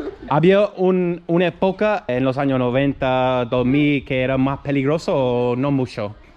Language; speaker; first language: Spanish; non-native, fluent; English